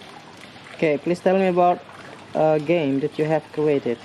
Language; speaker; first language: English; non-native, fluent; Indonesian